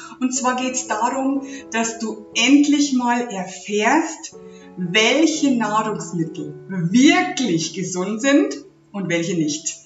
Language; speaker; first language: German; native; German